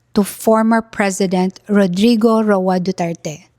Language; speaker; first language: Filipino; native; Filipino